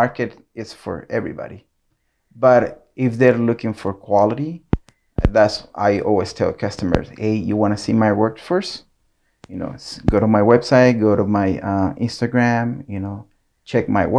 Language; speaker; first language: English; non-native, fluent; Spanish